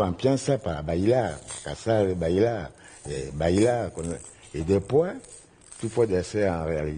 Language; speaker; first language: Spanish; non-native, learner; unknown